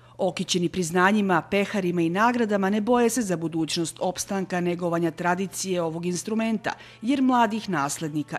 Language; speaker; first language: Serbian; native; Serbian